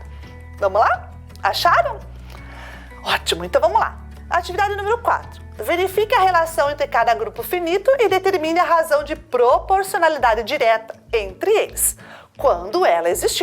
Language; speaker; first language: Portuguese; native; Portuguese